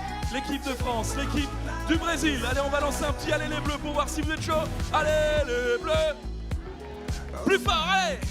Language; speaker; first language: French; native; French